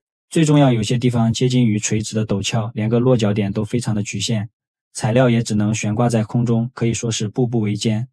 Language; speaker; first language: Chinese; native; Chinese